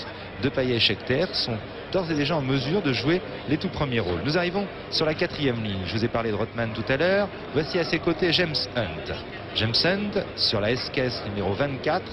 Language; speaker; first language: French; native; French